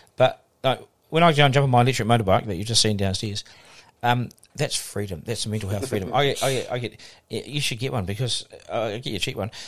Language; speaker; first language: English; native; English